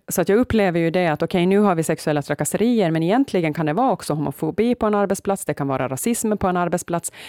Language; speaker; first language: Swedish; native; Swedish